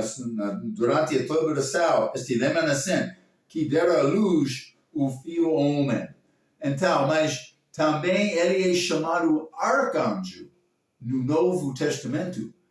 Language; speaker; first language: Portuguese; non-native, learner; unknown